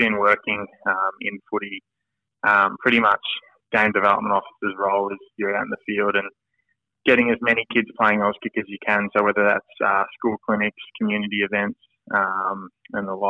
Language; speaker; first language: English; native; English